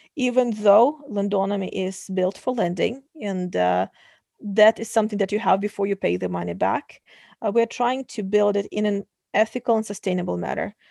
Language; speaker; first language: English; non-native, fluent; Russian